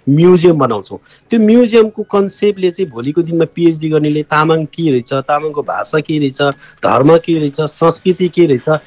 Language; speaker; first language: Nepali; non-native, local second language; Eastern Tamang